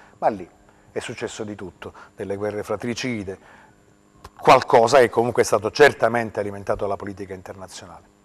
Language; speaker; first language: Italian; native; Italian